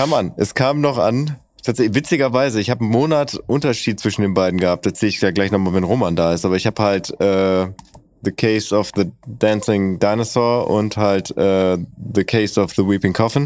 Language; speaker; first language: German; native; German